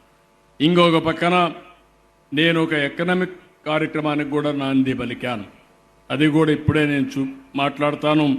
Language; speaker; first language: Telugu; native; Telugu